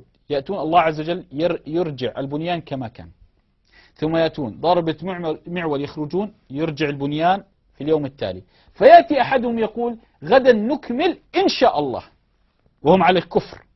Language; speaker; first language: Arabic; native; Arabic